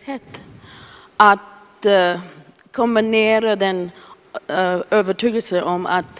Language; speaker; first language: Swedish; non-native, fluent; English